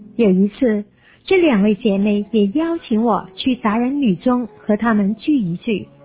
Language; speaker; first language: Chinese; native; Chinese